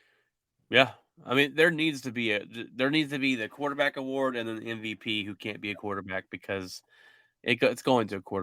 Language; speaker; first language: English; native; English